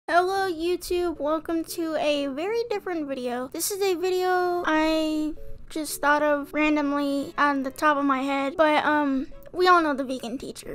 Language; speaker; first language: English; native; English